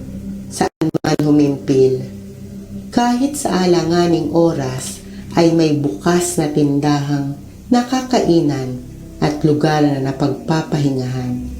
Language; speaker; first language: Filipino; native; Filipino